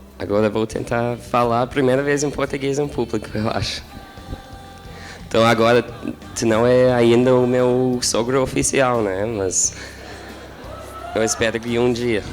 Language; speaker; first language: Portuguese; non-native, learner; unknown